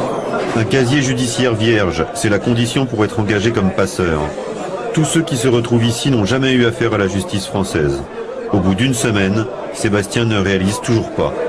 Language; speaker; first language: French; native; French